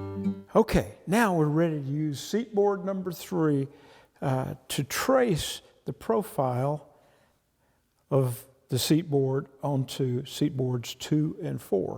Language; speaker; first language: English; native; English